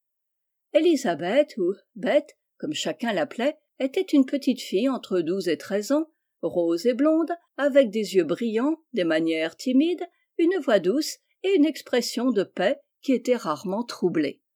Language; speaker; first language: French; native; French